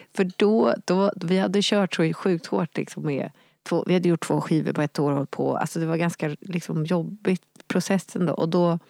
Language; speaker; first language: Swedish; native; Swedish